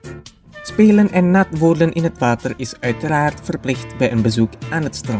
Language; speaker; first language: Dutch; non-native, fluent; Indonesian